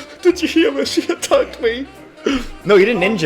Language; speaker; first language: English; native; English